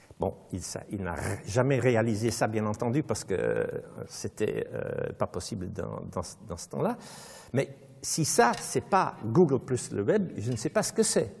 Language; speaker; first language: French; non-native, local second language; Dutch